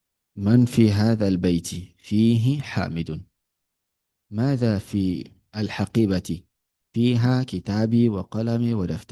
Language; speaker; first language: Arabic; non-native, fluent; Yoruba